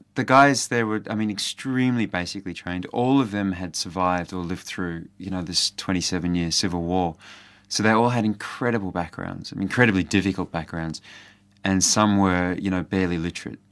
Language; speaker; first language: English; native; English